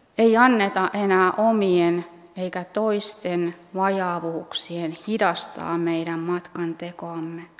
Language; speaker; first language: Finnish; native; Finnish